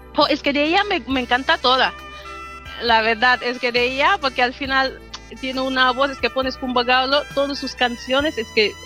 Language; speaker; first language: Spanish; non-native, fluent; Wolof